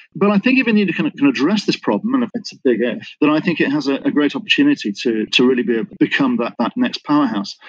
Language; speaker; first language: English; native; English